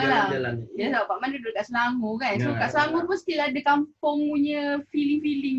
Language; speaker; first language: Malay; native; Malay